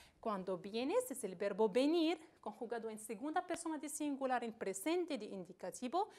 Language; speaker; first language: Spanish; non-native, fluent; Arabic